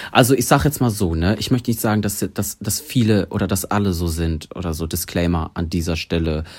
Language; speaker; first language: German; early bilingual, other home language; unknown